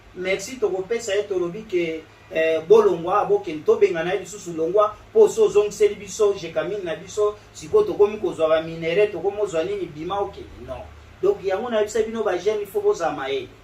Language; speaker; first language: Lingala; non-native, local second language; Swahili